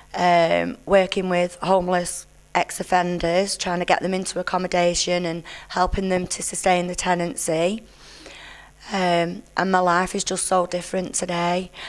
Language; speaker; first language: English; native; English